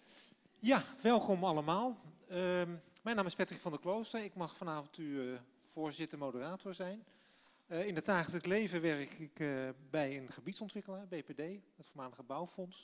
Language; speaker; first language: Dutch; native; Dutch